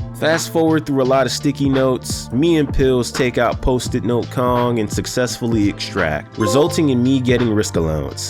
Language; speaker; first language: English; native; English